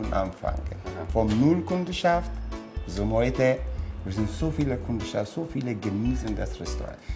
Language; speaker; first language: German; non-native, learner; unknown